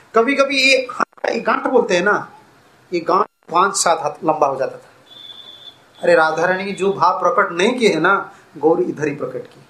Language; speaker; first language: Hindi; non-native, local second language; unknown